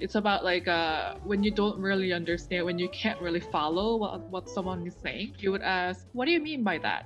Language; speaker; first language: English; native; English